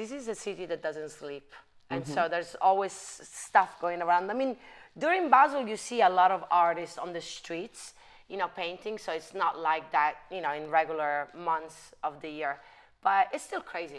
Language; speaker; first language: English; non-native, fluent; Italian